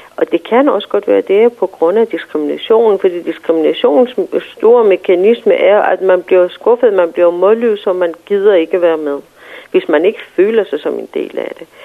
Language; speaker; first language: Danish; non-native, fluent; Persian